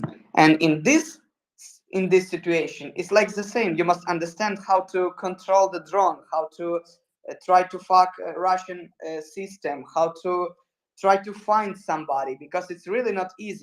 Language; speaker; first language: English; non-native, learner; Ukrainian